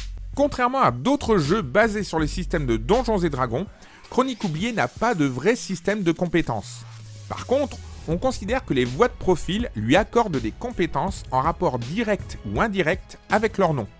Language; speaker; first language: French; native; French